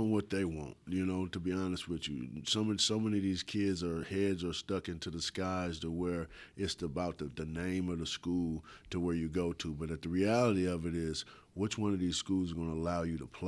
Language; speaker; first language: English; native; English